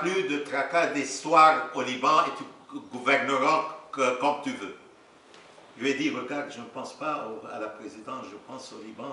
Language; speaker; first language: French; non-native, local second language; Arabic